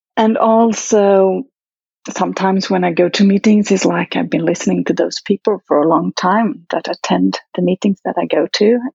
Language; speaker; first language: English; non-native, fluent; Swedish